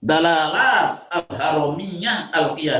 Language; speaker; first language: Arabic; non-native, fluent; Indonesian